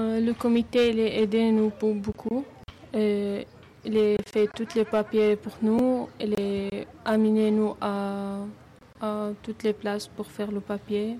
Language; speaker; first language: French; non-native, learner; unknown